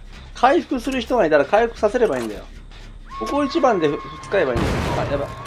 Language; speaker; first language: Japanese; native; Japanese